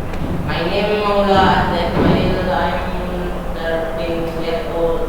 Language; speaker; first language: English; non-native, learner; Indonesian